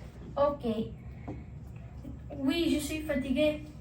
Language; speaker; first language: French; non-native, learner; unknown